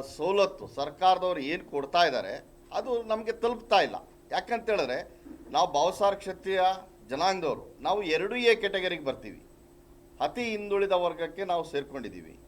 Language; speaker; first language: Kannada; non-native, local second language; Marathi